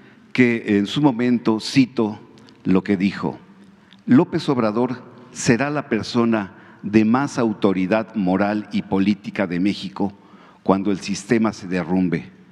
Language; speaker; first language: Spanish; native; Spanish